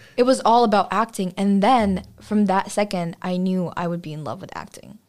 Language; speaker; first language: English; non-native, fluent; Russian